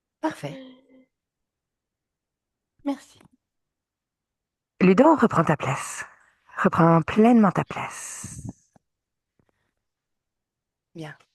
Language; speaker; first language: French; native; French